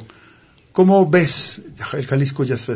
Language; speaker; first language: Spanish; native; Spanish